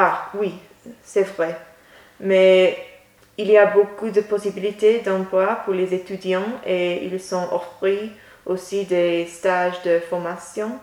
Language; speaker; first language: French; non-native, learner; English